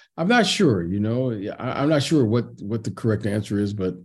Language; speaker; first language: English; native; English